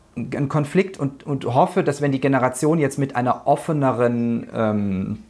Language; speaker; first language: German; early bilingual, other home language; Turkish